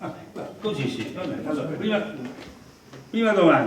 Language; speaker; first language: Italian; native; Italian